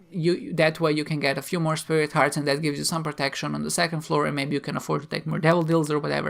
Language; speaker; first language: English; non-native, fluent; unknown